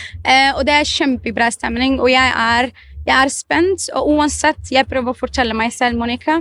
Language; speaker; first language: Norwegian; non-native, fluent; Arabic